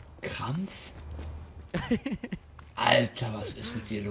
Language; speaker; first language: German; native; German